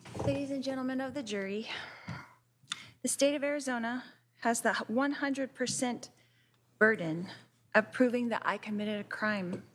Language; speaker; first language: English; native; English